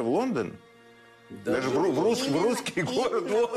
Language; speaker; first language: Russian; native; Russian